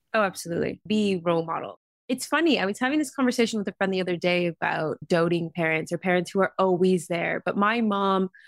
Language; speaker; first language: English; native; English